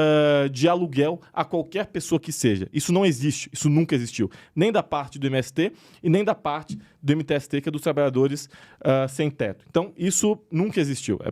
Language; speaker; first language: Portuguese; native; Portuguese